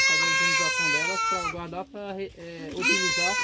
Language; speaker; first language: Portuguese; native; Portuguese